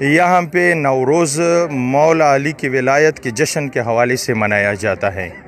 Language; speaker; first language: Urdu; non-native, local second language; Pashto